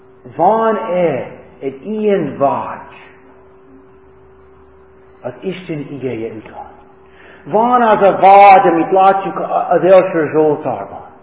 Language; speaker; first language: Hungarian; non-native, fluent; English